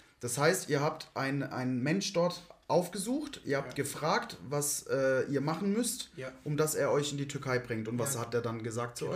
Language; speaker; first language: German; native; German